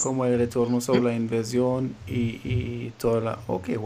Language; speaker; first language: Spanish; non-native, fluent; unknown